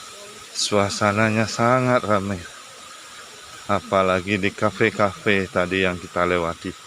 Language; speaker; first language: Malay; non-native, local second language; Balinese